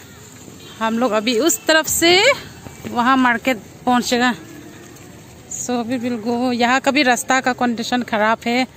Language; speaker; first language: Hindi; non-native, local second language; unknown